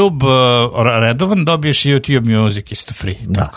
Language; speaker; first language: Croatian; native; Croatian